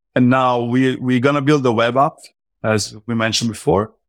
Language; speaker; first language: English; non-native, fluent; Italian